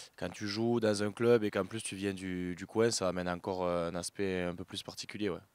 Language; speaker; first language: French; native; French